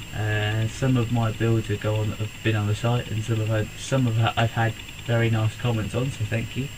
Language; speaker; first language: English; native; English